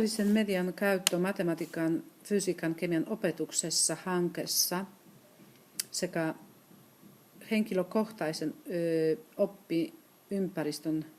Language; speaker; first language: Finnish; non-native, fluent; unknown